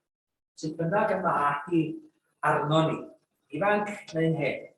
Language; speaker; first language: Welsh; native; Welsh